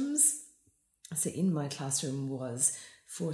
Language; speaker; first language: English; native; English